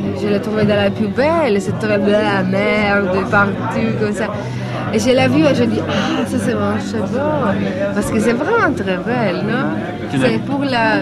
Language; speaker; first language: French; non-native, learner; Italian